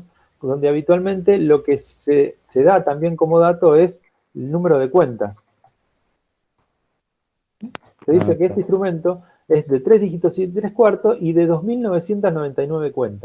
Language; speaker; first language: Spanish; native; Spanish